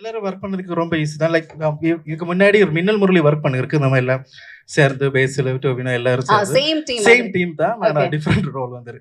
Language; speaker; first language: Tamil; non-native, local second language; Malayalam